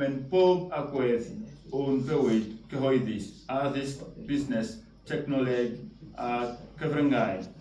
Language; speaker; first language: Welsh; non-native, fluent; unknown